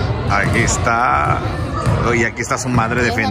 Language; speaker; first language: Spanish; native; Spanish